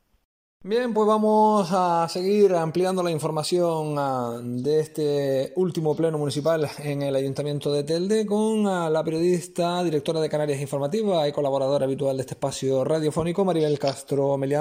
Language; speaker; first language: Spanish; native; Spanish